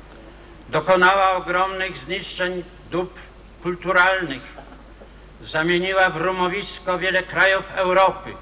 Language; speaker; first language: Polish; native; Polish